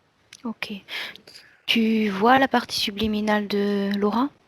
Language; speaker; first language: French; native; French